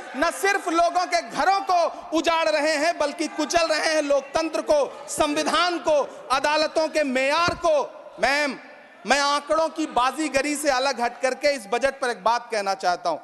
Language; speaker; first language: Hindi; native; Hindi